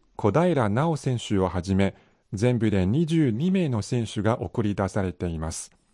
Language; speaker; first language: Japanese; native; Japanese